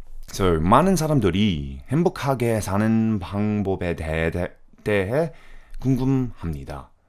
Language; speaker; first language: Korean; non-native, fluent; English